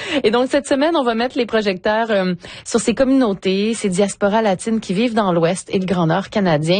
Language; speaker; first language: French; native; French